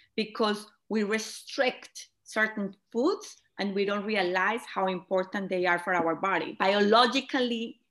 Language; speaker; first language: English; non-native, fluent; Spanish